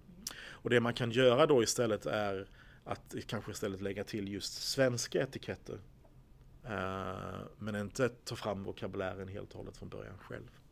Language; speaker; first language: Swedish; native; Swedish